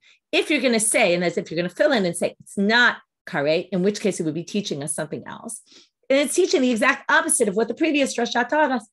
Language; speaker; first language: English; native; English